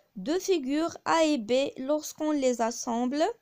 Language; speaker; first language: French; non-native, local second language; Arabic